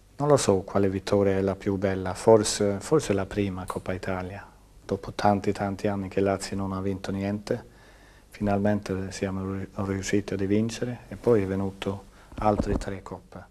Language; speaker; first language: Italian; non-native, fluent; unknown